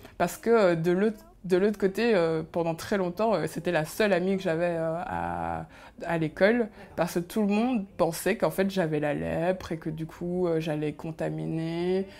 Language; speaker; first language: French; early bilingual, other home language; Kinyarwanda